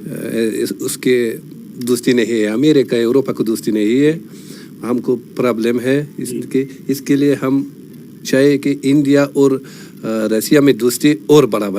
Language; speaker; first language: Hindi; non-native, learner; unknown